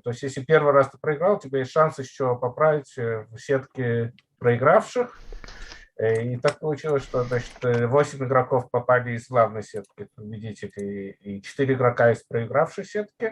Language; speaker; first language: Russian; native; Russian